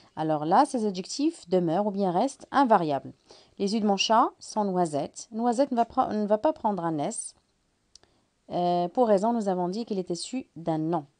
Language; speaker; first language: French; non-native, local second language; Arabic